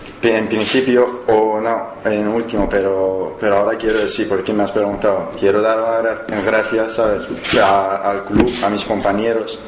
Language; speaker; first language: Spanish; non-native, learner; Persian